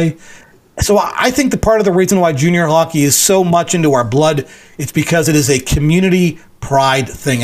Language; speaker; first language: English; native; English